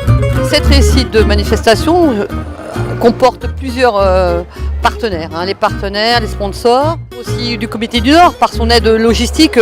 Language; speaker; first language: French; native; French